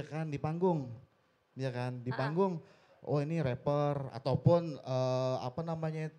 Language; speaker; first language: Indonesian; native; Indonesian